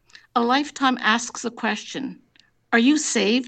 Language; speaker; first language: English; native; English